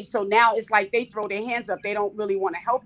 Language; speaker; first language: English; native; English